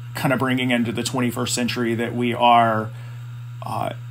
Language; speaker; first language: English; native; English